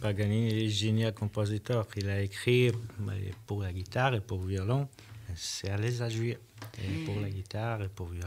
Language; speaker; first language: French; non-native, learner; Armenian